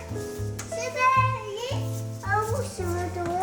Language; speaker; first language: Korean; early bilingual, heritage; Korean